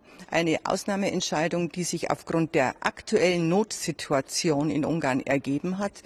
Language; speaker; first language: German; native; German